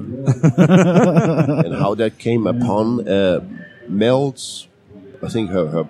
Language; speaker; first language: English; non-native, fluent; German